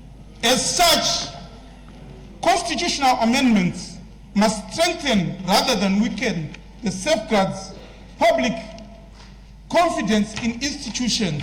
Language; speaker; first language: English; non-native, local second language; Shona